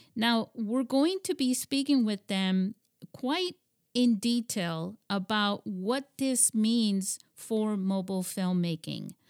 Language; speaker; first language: English; early bilingual, heritage; English